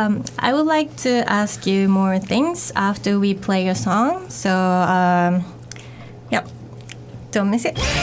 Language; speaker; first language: English; non-native, fluent; Japanese